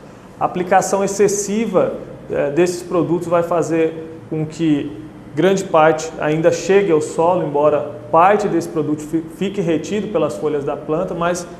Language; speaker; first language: Portuguese; native; Portuguese